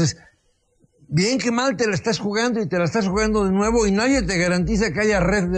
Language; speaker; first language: Spanish; native; Spanish